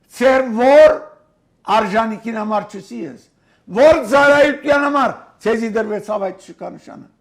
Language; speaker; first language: Armenian; early bilingual, heritage; Armenian